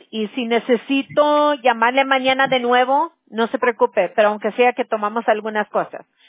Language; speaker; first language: Spanish; early bilingual, heritage; Spanish